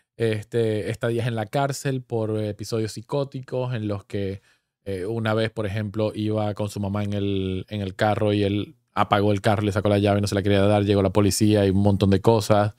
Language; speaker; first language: Spanish; native; Spanish